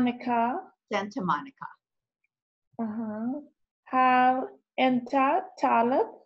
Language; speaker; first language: Arabic; non-native, learner; English